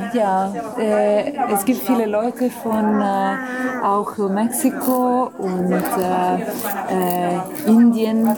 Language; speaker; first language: German; non-native, learner; Italian